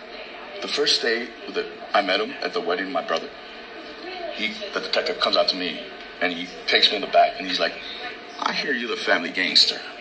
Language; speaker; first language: English; native; English